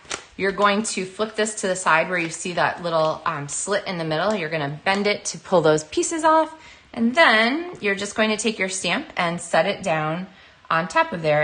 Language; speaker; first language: English; native; English